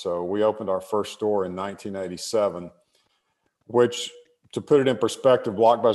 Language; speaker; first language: English; native; English